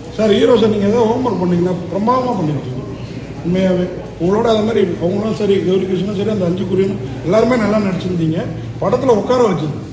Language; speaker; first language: Tamil; native; Tamil